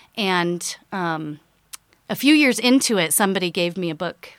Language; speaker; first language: English; early bilingual, other home language; Dutch